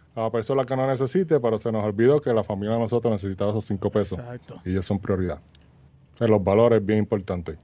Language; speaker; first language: Spanish; native; Spanish